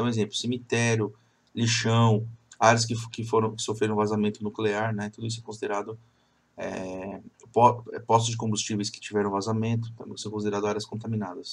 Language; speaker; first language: Portuguese; native; Portuguese